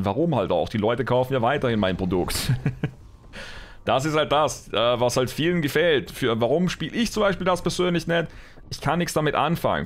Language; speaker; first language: German; native; German